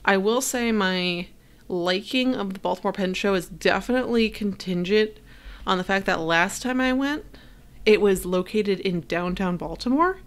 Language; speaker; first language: English; native; English